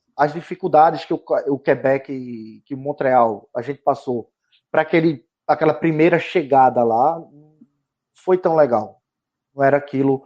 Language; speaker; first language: Portuguese; native; Portuguese